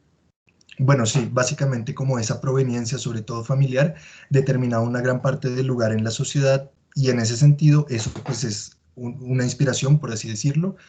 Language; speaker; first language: Spanish; native; Spanish